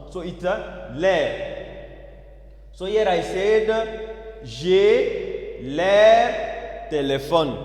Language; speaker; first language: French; non-native, learner; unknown